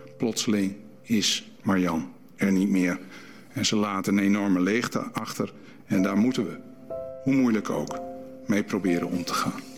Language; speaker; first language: Dutch; native; Dutch